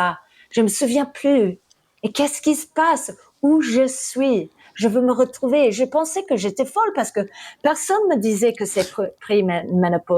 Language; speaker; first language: French; early bilingual, heritage; English